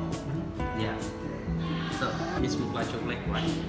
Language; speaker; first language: English; non-native, learner; Vietnamese